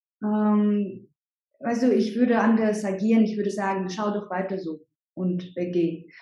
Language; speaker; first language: German; non-native, fluent; Russian